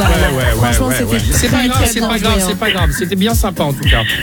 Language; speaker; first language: French; native; French